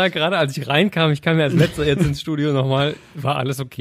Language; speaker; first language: German; native; German